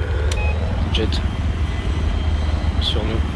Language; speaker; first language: French; native; French